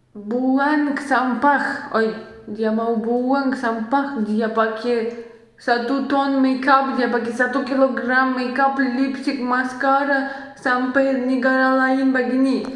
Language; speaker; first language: Indonesian; non-native, learner; Russian